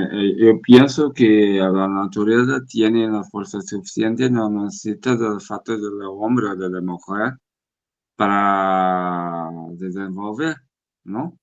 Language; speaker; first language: Spanish; non-native, learner; Portuguese